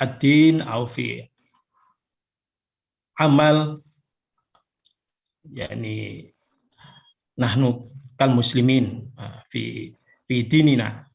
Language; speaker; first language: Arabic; non-native, fluent; Indonesian